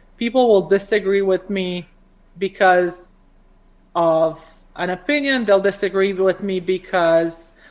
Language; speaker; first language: English; early bilingual, other home language; Croatian